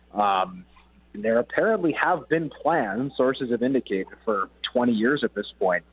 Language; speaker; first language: English; native; English